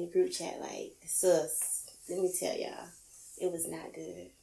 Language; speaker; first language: English; native; English